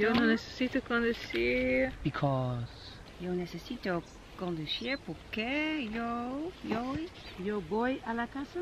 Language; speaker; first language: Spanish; non-native, learner; Dutch